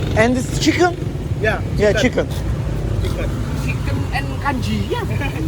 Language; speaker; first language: English; non-native, learner; Turkish